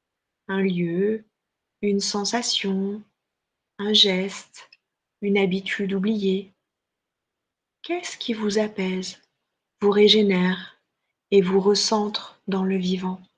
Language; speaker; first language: French; native; French